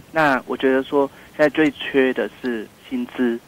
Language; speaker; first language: Chinese; non-native, fluent; Vietnamese